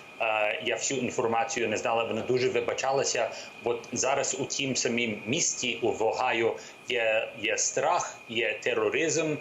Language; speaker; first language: Ukrainian; early bilingual, heritage; English